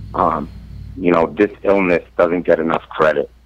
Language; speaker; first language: English; native; English